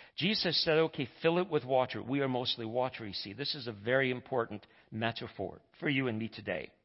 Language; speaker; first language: English; native; English